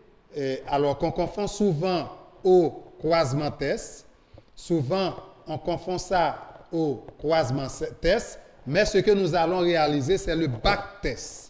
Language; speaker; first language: French; non-native, local second language; Haitian Creole